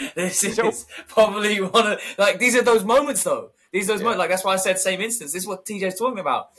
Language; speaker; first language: English; native; English